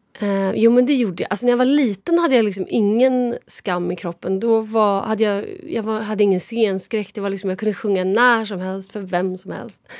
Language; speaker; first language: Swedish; native; Swedish